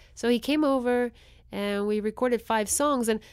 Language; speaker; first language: English; non-native, fluent; Spanish